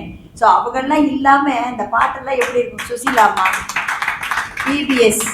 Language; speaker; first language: Tamil; native; Tamil